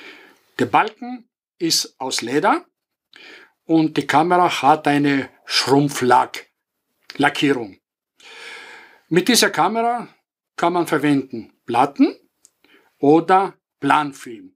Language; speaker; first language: German; non-native, fluent; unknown